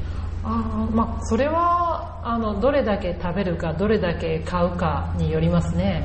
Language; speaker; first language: Japanese; native; Japanese